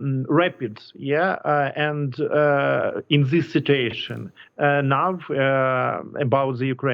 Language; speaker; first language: English; non-native, learner; Ukrainian